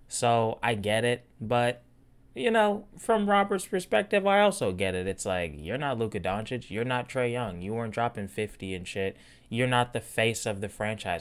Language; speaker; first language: English; native; English